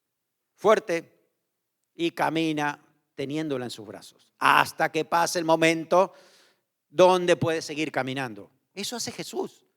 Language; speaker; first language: Spanish; native; Spanish